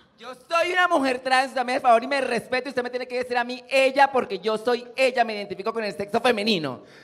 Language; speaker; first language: Spanish; native; Spanish